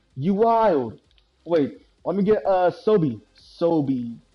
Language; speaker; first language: English; native; English